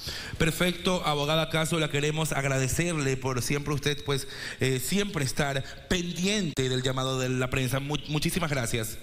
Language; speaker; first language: Spanish; native; Spanish